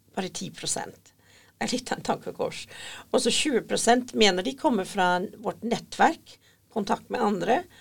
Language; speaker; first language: Norwegian; non-native, fluent; English